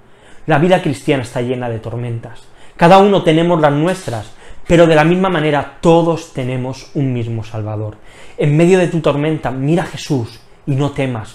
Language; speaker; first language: Spanish; native; Spanish